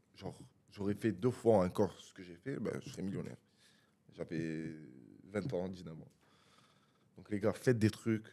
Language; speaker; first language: French; non-native, fluent; Italian